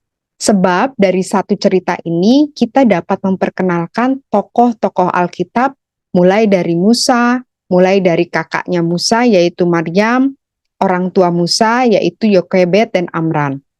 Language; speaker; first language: Indonesian; native; Indonesian